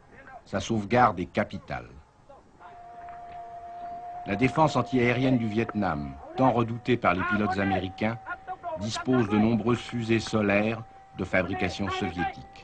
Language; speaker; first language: French; native; French